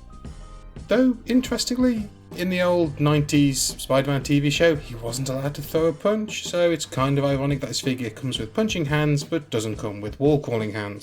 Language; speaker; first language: English; native; English